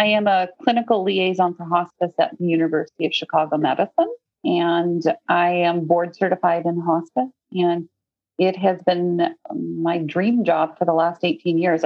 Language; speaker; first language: English; native; English